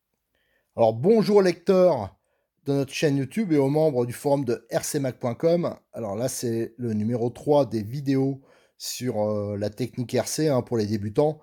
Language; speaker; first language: French; native; French